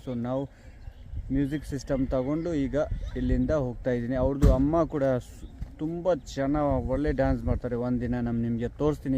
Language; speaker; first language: Kannada; non-native, fluent; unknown